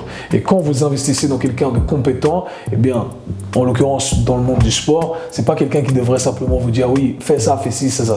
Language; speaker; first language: French; native; French